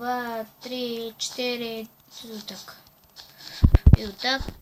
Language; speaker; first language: Russian; non-native, local second language; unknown